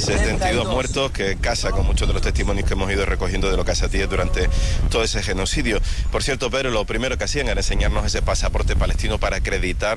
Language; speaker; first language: Spanish; native; Spanish